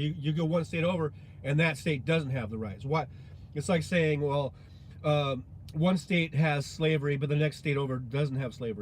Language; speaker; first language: English; native; English